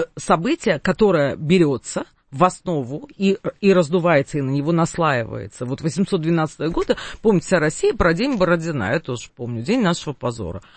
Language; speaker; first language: Russian; non-native, local second language; Armenian